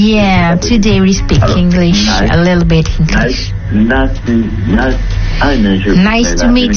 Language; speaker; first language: English; non-native, learner; French